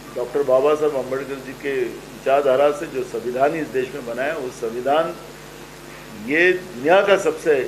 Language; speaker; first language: Hindi; non-native, local second language; Marathi